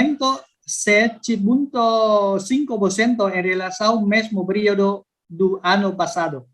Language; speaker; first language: Portuguese; non-native, learner; Vietnamese